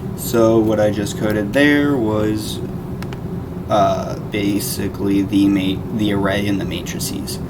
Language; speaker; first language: English; native; English